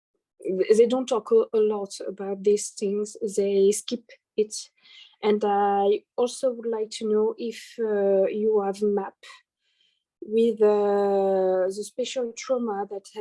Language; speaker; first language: English; non-native, learner; French